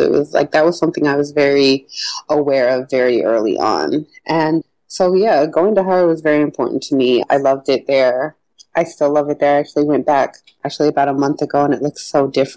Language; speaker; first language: English; native; English